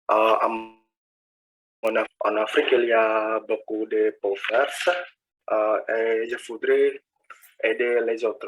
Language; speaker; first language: French; non-native, learner; Indonesian